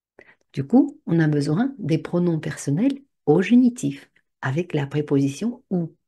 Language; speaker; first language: French; non-native, fluent; Russian